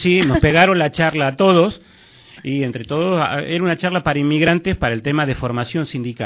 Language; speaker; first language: Spanish; native; Spanish